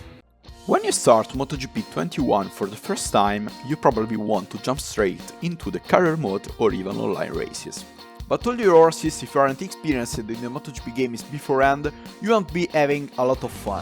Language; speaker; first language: English; non-native, fluent; German